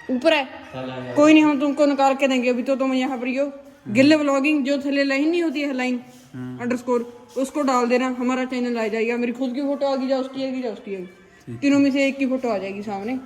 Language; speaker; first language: Hindi; non-native, local second language; Punjabi